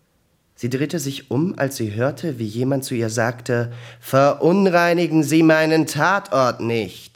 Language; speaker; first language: German; native; German